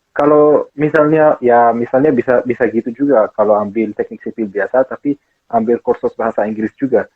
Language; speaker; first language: Indonesian; non-native, fluent; Persian